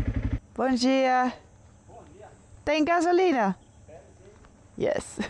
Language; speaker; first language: Portuguese; non-native, learner; Dutch